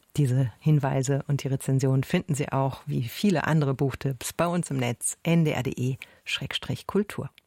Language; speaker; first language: German; native; German